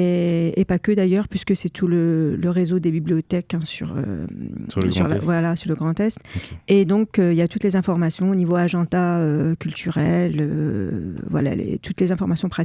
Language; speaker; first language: French; native; French